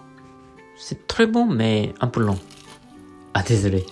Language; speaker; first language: French; non-native, learner; Japanese